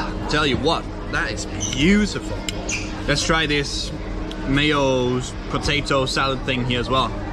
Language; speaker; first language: English; non-native, fluent; Danish